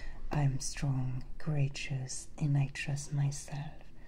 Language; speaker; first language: English; non-native, fluent; French